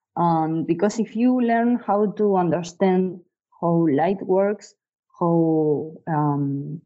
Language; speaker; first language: English; non-native, fluent; Spanish